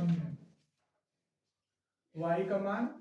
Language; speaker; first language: Hindi; native; Hindi